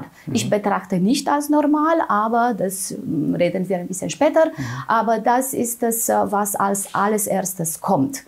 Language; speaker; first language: German; non-native, fluent; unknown